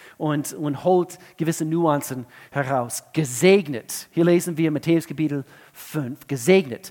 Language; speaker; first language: German; non-native, fluent; English